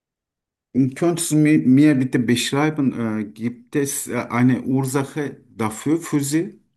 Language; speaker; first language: German; non-native, learner; Turkish